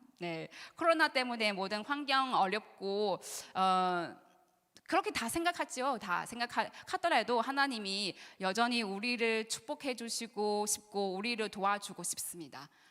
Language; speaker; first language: Korean; non-native, learner; Chinese